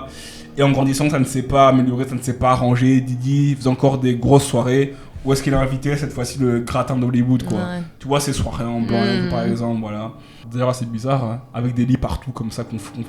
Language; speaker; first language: French; native; French